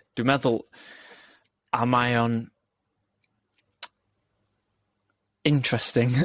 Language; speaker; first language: Welsh; non-native, local second language; English